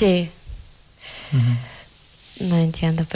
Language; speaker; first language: Spanish; non-native, learner; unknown